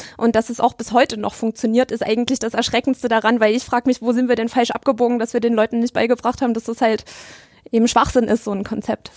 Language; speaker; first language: German; native; German